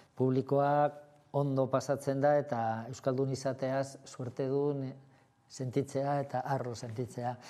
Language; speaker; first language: Basque; non-native, local second language; Spanish